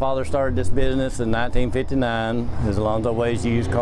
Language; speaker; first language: English; native; English